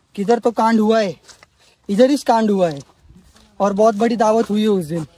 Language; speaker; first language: Hindi; non-native, local second language; Marathi